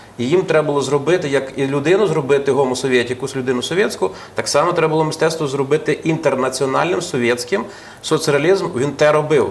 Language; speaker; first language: Ukrainian; native; Ukrainian